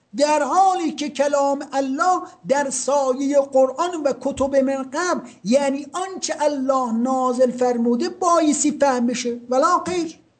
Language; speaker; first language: Persian; native; Persian